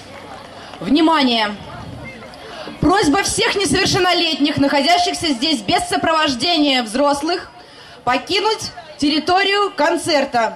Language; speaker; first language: Russian; native; Russian